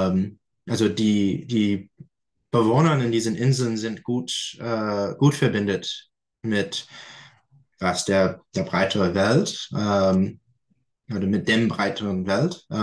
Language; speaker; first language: German; non-native, fluent; English